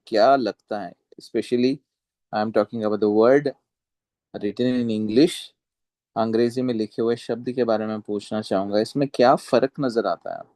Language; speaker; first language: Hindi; non-native, local second language; Marathi